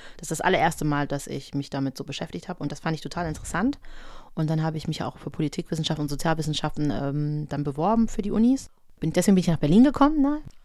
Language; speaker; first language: German; native; German